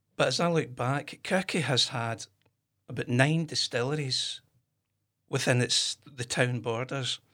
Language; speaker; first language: English; native; English